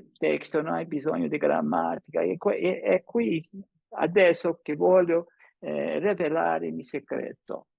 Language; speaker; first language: Italian; non-native, fluent; English